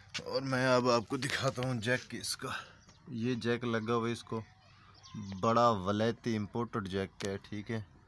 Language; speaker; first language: Urdu; non-native, local second language; Punjabi